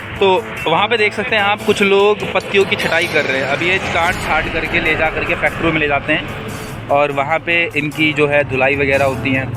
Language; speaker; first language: Hindi; native; Hindi